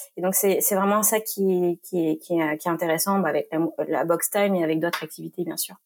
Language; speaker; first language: French; native; French